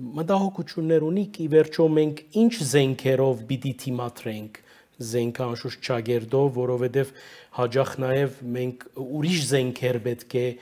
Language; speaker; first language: Armenian; early bilingual, heritage; Armenian